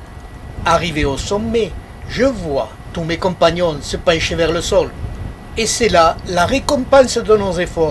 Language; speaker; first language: French; native; French